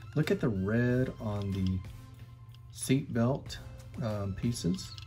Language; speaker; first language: English; native; English